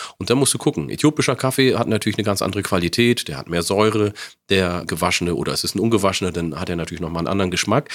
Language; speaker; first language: German; early bilingual, other home language; Oromo